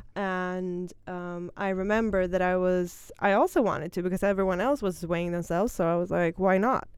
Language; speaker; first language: English; non-native, fluent; Swedish